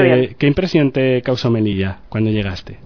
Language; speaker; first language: Spanish; native; Spanish